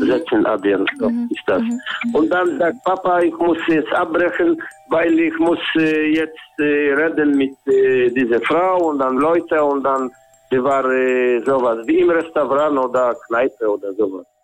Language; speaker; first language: German; non-native, learner; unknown